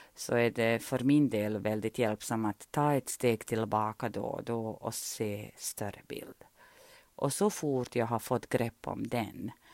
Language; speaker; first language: Swedish; non-native, fluent; Bosnian